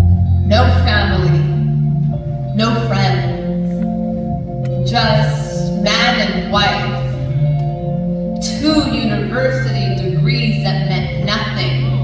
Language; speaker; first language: English; early bilingual, other home language; Punjabi